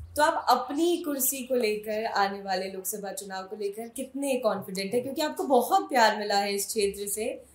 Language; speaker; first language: Hindi; native; Hindi